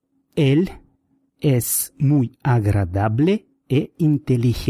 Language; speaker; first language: Spanish; non-native, fluent; Russian